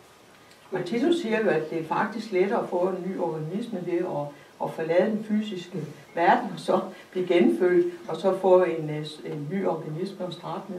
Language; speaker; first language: Danish; native; Danish